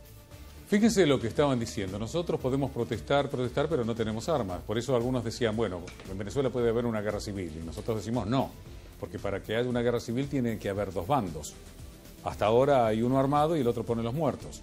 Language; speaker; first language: Spanish; native; Spanish